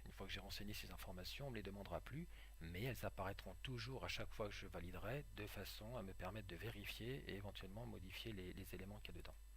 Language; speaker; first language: French; native; French